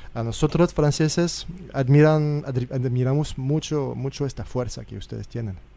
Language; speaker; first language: Spanish; non-native, fluent; French